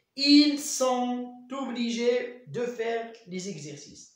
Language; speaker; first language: French; non-native, local second language; Arabic